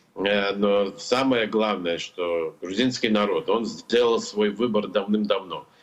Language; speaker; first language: Russian; non-native, local second language; Georgian